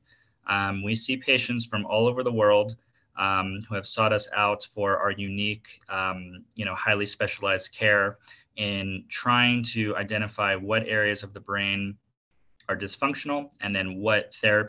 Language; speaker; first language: English; native; English